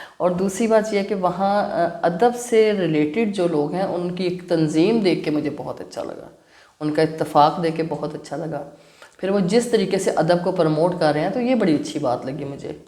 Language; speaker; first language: Urdu; non-native, local second language; Punjabi